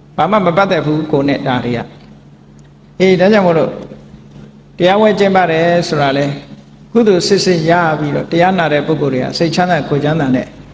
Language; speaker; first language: Burmese; native; Burmese